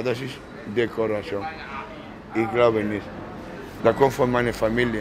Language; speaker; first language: German; non-native, learner; Spanish